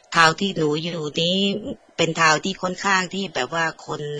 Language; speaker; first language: Thai; native; Thai